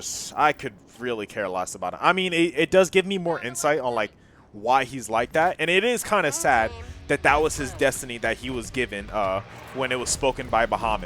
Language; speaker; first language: English; native; English